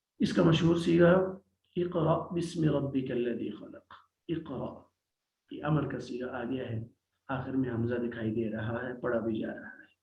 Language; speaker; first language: Urdu; native; Urdu